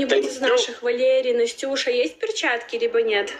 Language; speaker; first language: Russian; native; Russian